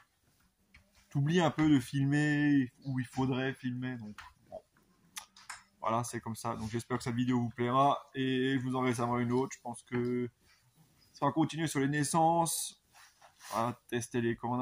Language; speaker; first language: French; native; French